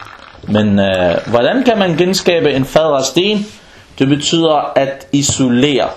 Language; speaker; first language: Danish; non-native, fluent; Arabic